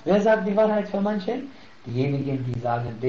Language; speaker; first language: German; non-native, fluent; Arabic